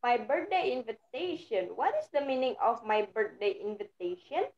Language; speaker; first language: English; non-native, fluent; Indonesian